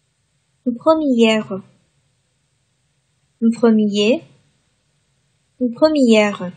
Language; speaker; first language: French; non-native, fluent; Chinese